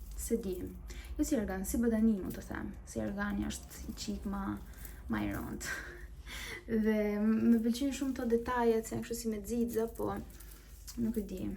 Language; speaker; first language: Albanian; early bilingual, heritage; Albanian